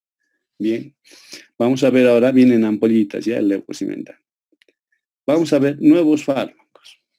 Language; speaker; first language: Spanish; native; Spanish